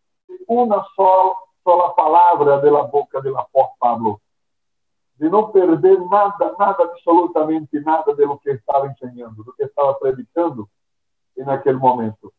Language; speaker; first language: Spanish; non-native, fluent; Portuguese